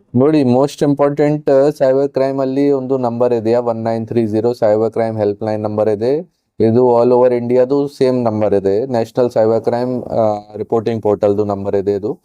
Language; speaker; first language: Kannada; non-native, fluent; Hindi